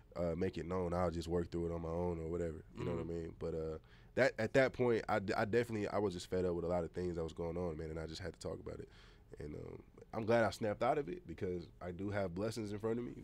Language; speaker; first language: English; native; English